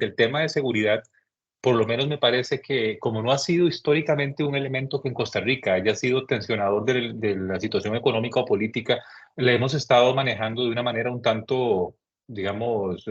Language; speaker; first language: Spanish; native; Spanish